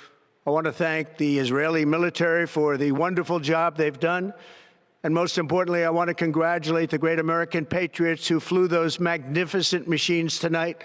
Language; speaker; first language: English; native; English